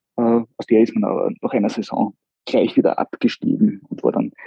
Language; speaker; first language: German; native; German